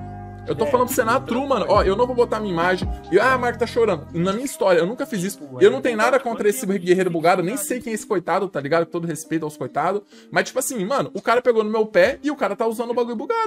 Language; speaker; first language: Portuguese; native; Portuguese